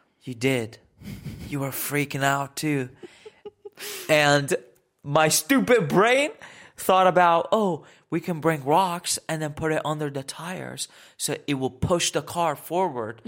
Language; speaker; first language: English; native; English